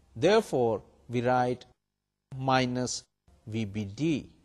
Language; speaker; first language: English; non-native, local second language; Urdu